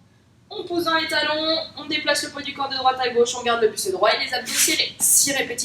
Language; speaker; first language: French; native; French